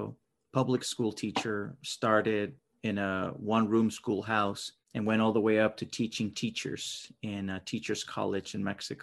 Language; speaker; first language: English; non-native, fluent; Spanish